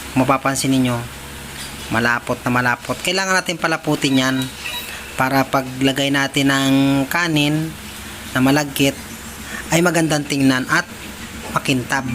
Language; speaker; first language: Filipino; native; Filipino